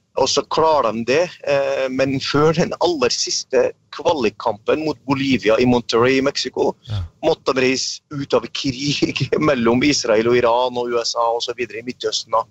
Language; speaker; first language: Norwegian; early bilingual, other home language; Arabic